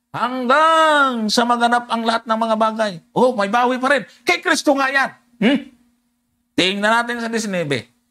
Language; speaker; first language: Filipino; non-native, local second language; Cebuano